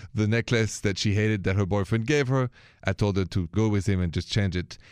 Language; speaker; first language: English; non-native, fluent; French